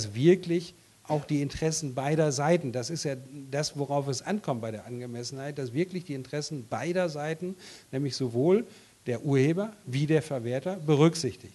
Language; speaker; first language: German; native; German